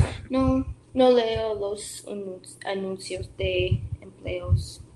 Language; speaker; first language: Spanish; non-native, learner; English